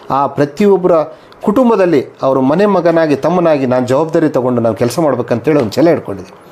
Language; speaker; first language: Kannada; native; Kannada